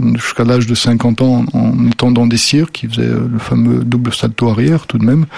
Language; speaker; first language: French; early bilingual, other home language; Slovenian